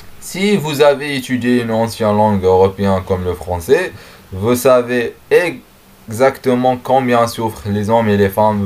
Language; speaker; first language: French; non-native, learner; Arabic